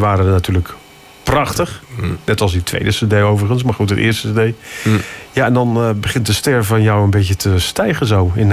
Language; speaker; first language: Dutch; native; Dutch